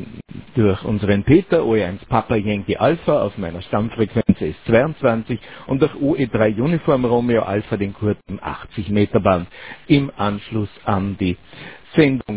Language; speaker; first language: German; native; German